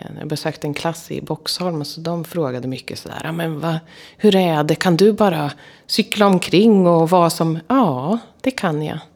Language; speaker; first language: Swedish; native; Swedish